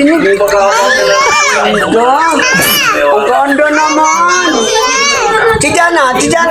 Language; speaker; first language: Filipino; non-native, local second language; Cebuano